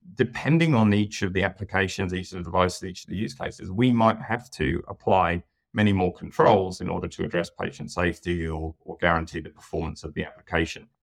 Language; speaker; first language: English; native; English